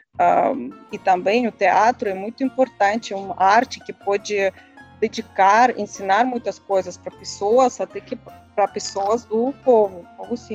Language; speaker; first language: Portuguese; non-native, learner; Russian